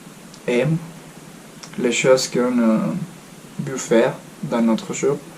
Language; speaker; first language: French; non-native, fluent; Spanish